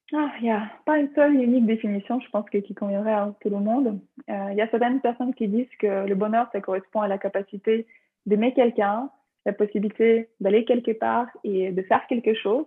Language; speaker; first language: French; non-native, fluent; Ukrainian